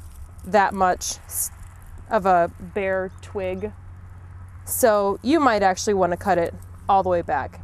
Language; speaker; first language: English; native; English